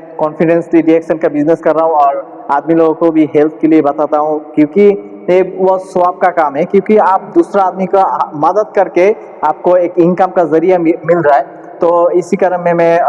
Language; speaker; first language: Hindi; non-native, learner; Bangla